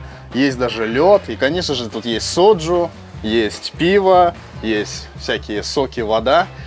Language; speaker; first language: Russian; native; Russian